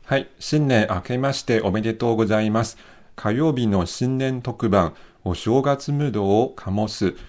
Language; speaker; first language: Japanese; non-native, fluent; Chinese